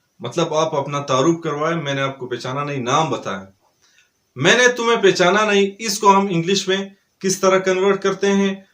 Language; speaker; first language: Urdu; non-native, local second language; Pashto